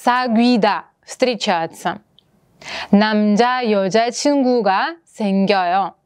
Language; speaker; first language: Korean; non-native, fluent; Russian